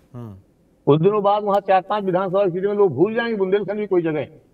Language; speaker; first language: Hindi; native; Hindi